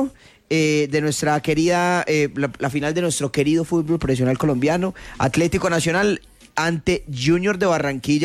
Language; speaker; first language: Spanish; native; Spanish